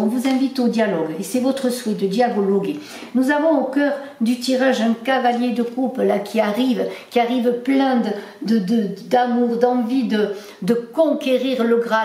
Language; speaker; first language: French; native; French